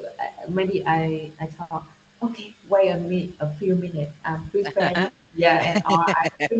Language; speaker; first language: English; non-native, learner; Vietnamese